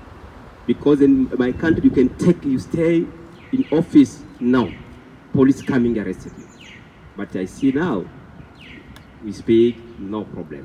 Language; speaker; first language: English; non-native, local second language; French